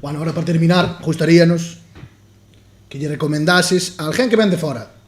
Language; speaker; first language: Spanish; non-native, local second language; Galician